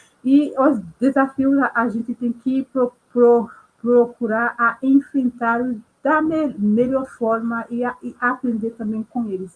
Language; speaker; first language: Portuguese; non-native, local second language; Haitian Creole